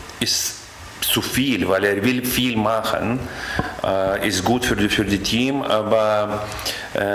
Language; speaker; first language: German; non-native, learner; Lithuanian